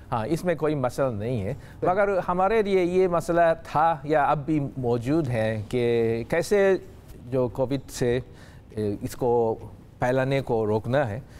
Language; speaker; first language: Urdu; non-native, fluent; Japanese